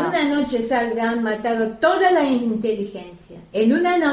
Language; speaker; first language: Spanish; non-native, fluent; Armenian